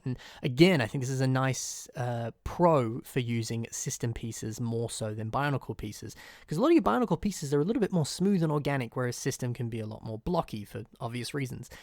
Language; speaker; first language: English; native; English